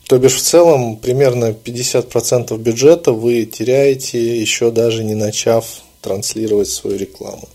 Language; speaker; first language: Russian; native; Russian